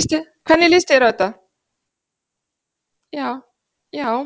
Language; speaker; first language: Icelandic; non-native, fluent; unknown